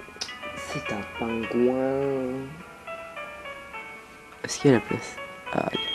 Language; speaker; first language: French; native; French